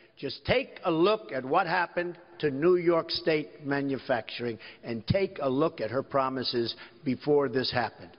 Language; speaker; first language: English; native; English